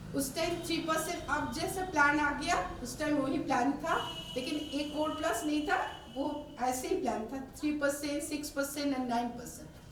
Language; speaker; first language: Hindi; non-native, local second language; Bangla